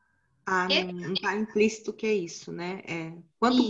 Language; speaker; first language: Portuguese; native; Portuguese